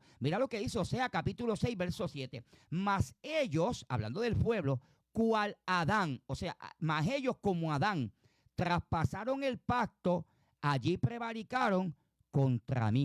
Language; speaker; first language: Spanish; native; Spanish